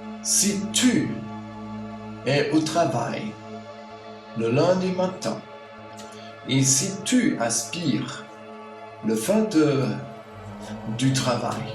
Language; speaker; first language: French; non-native, learner; German